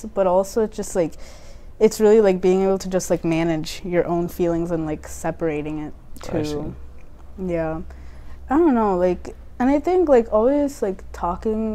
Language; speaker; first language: English; native; English